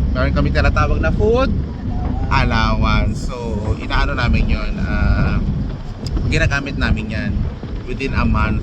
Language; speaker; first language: Filipino; native; Filipino